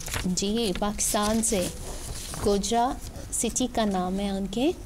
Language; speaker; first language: Urdu; native; Urdu